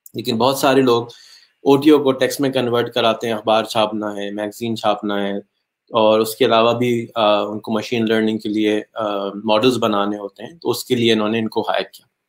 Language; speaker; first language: Urdu; native; Urdu